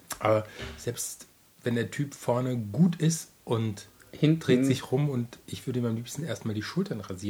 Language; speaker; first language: German; native; German